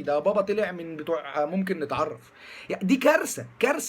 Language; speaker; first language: Arabic; native; Arabic